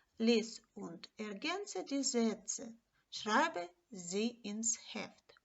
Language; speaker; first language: German; non-native, fluent; Ukrainian